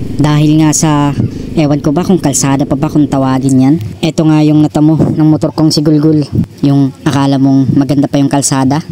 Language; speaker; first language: Filipino; non-native, local second language; Bikol